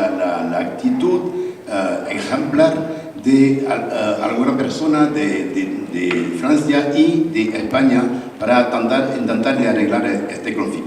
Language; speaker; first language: Spanish; non-native, learner; French